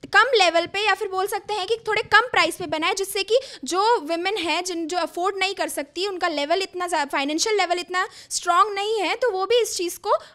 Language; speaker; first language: Hindi; native; Hindi